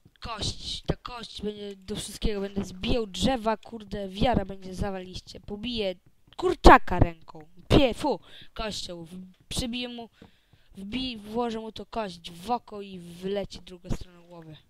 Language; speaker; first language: Polish; native; Polish